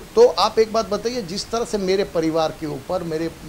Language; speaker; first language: Hindi; native; Hindi